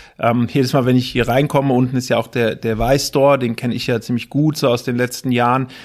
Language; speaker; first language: German; native; German